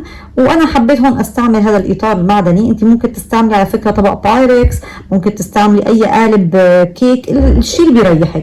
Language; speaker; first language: Arabic; native; Arabic